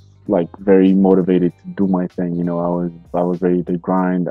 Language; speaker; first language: English; non-native, fluent; Bulgarian